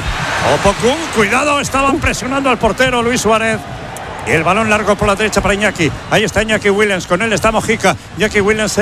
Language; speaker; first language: Spanish; native; Spanish